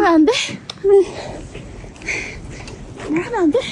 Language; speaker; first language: Korean; non-native, fluent; Arabic